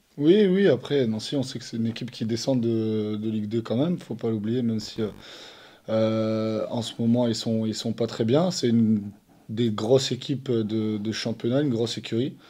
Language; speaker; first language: French; native; French